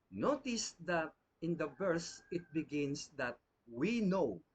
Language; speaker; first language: English; non-native, local second language; Filipino